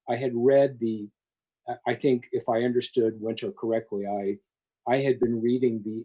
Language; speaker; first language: English; native; English